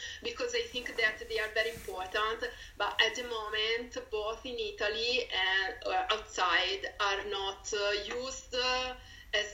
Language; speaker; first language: English; non-native, fluent; Italian